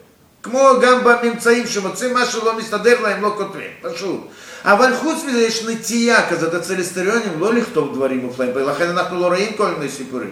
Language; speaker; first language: Hebrew; non-native, fluent; Russian